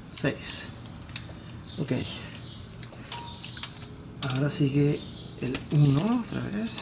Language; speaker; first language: Spanish; native; Spanish